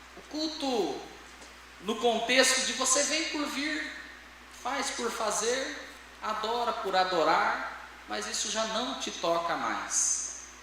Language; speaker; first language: Portuguese; native; Portuguese